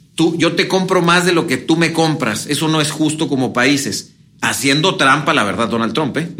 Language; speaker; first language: Spanish; native; Spanish